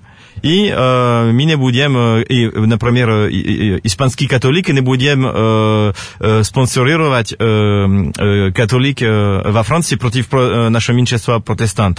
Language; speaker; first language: Russian; non-native, fluent; French